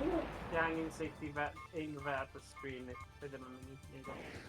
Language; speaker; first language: Welsh; native; Welsh